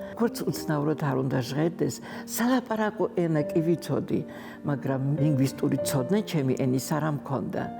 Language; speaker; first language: Georgian; non-native, fluent; Adyghe